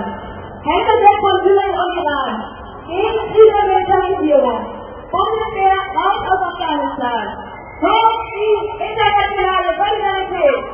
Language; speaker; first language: German; native; German